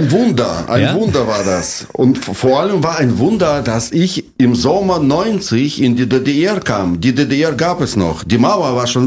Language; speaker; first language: German; non-native, fluent; Russian